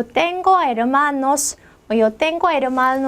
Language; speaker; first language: Spanish; non-native, fluent; Korean